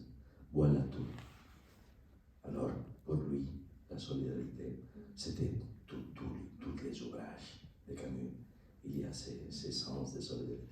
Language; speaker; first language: French; non-native, learner; Spanish